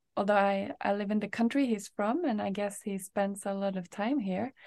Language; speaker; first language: English; non-native, fluent; Norwegian